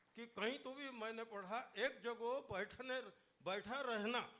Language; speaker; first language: Hindi; non-native, local second language; Marathi